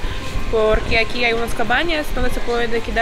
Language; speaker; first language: Spanish; non-native, learner; Ukrainian